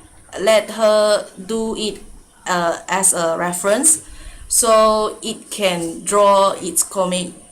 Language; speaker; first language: English; non-native, local second language; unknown